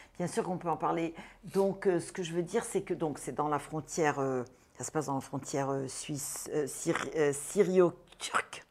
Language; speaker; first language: French; non-native, fluent; Portuguese